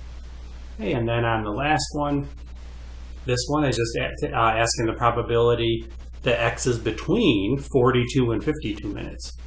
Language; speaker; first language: English; native; English